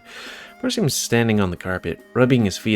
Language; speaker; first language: English; native; English